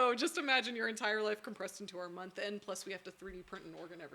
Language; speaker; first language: English; native; English